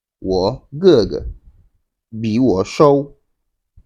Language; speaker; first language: Chinese; non-native, fluent; Wolof